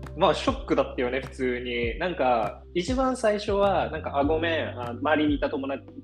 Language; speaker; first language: Japanese; early bilingual, heritage; Japanese